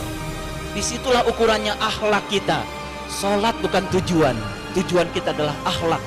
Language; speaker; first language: Indonesian; native; Indonesian